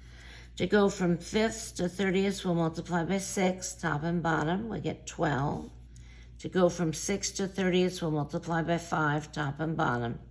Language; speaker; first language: English; native; English